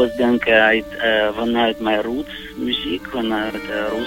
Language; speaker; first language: Dutch; non-native, fluent; Russian